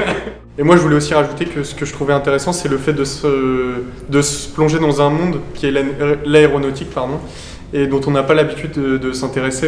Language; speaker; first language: French; native; French